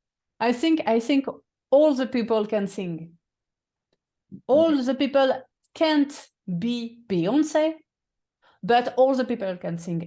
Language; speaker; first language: English; non-native, fluent; French